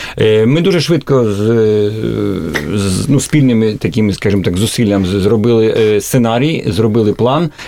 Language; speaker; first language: Ukrainian; native; Ukrainian